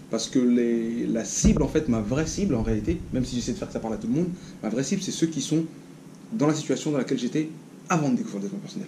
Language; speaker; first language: French; native; French